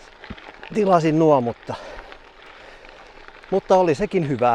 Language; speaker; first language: Finnish; native; Finnish